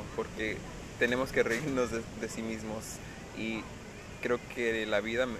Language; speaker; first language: Spanish; early bilingual, heritage; Spanish